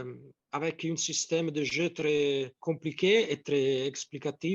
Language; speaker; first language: French; non-native, fluent; Italian